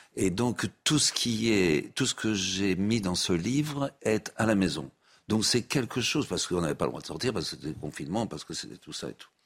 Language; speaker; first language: French; native; French